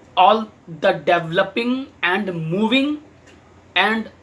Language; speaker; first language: English; non-native, local second language; Hindi